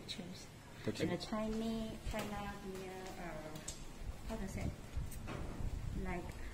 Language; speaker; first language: English; non-native, learner; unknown